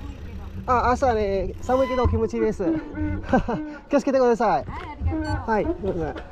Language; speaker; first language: Japanese; non-native, learner; Filipino